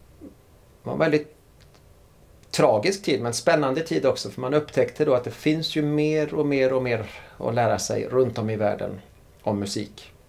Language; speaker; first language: Swedish; native; Swedish